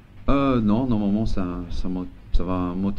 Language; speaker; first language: French; non-native, local second language; Luxembourgish